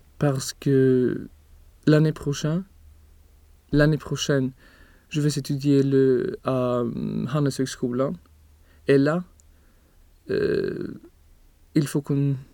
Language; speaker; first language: French; non-native, learner; Swedish